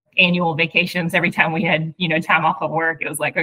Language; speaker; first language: English; native; English